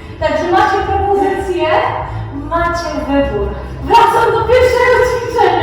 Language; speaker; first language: Polish; native; Polish